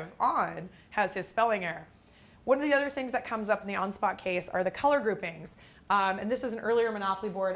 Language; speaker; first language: English; native; English